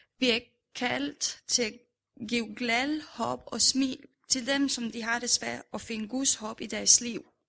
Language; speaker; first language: Danish; non-native, fluent; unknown